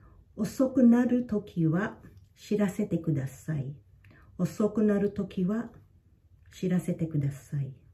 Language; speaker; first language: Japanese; non-native, fluent; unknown